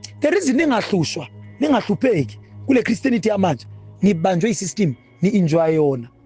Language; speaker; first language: Zulu; native; Zulu